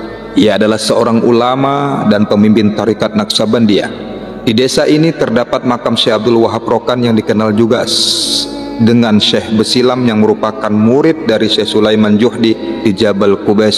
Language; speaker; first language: Indonesian; native; Indonesian